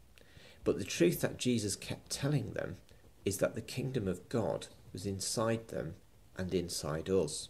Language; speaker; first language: English; native; English